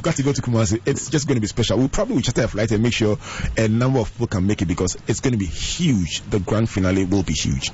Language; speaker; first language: English; non-native, local second language; Akan